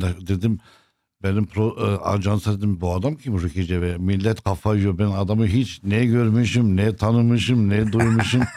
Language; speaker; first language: Turkish; non-native, fluent; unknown